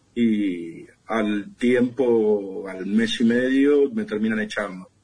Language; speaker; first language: Spanish; native; Spanish